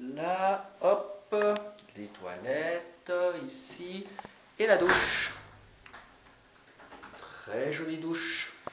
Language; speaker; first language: French; native; French